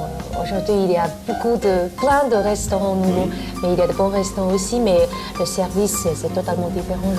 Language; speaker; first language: French; non-native, learner; Chinese